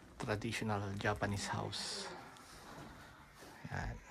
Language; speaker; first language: English; non-native, local second language; Filipino